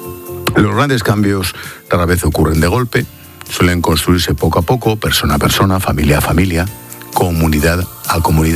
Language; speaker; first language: Spanish; native; Spanish